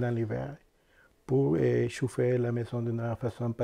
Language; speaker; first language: French; non-native, fluent; Spanish